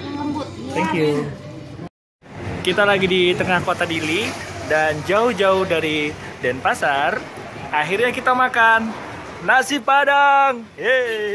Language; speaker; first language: Indonesian; native; Indonesian